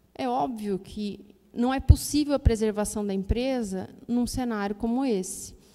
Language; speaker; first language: Portuguese; native; Portuguese